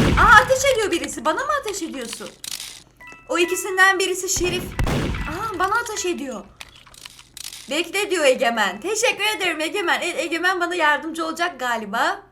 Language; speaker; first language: Turkish; native; Turkish